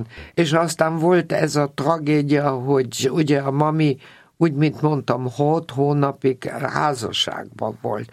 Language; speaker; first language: Hungarian; non-native, fluent; German